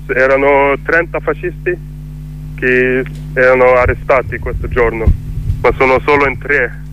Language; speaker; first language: Italian; non-native, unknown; Swedish